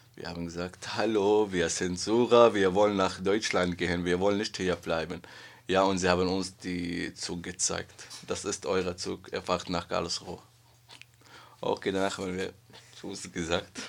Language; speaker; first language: German; non-native, learner; Arabic